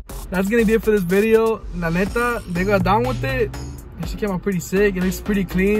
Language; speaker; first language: English; early bilingual, other home language; Spanish